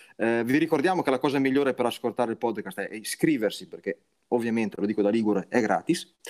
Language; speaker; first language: Italian; native; Italian